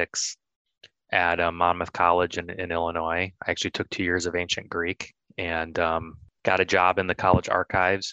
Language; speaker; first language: English; native; English